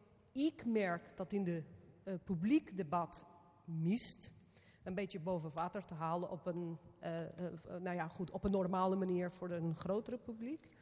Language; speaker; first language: Dutch; non-native, fluent; Portuguese